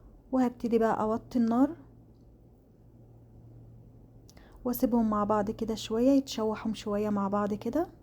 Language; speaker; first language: Arabic; native; Arabic